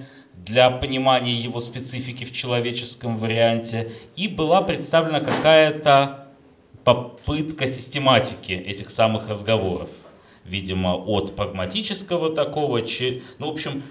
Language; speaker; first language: Russian; native; Russian